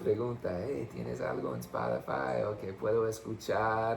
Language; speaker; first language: Spanish; non-native, fluent; English